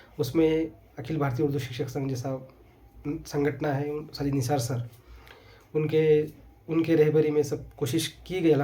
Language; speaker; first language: Hindi; non-native, local second language; Urdu